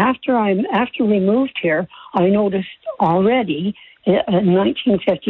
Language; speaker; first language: English; native; English